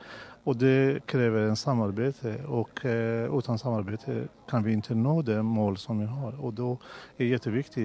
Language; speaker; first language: Swedish; non-native, fluent; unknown